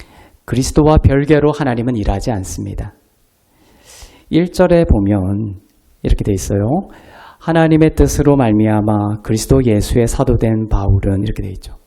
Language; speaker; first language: Korean; native; Korean